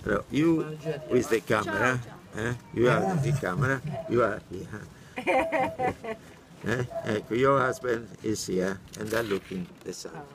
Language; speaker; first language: English; non-native, learner; Italian